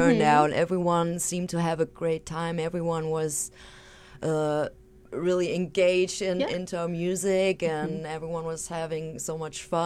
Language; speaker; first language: English; non-native, fluent; German